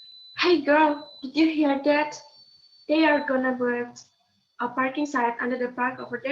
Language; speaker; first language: English; non-native, learner; Indonesian